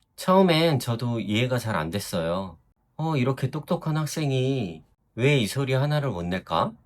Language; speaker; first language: Korean; native; Korean